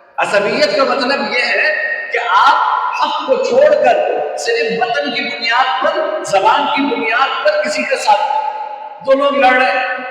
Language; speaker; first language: Urdu; native; Urdu